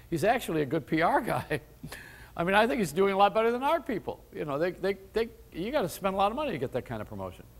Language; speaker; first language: English; native; English